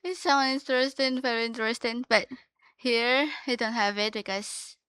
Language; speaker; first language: English; non-native, learner; Indonesian